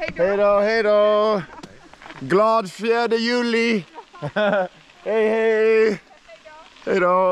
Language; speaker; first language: Swedish; non-native, learner; English